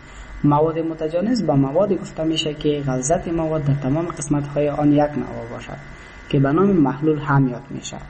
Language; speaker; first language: Persian; native; Persian